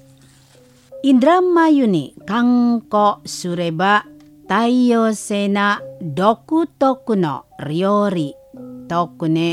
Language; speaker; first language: Japanese; non-native, fluent; Indonesian